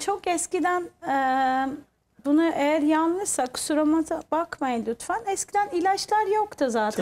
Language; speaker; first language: Turkish; non-native, fluent; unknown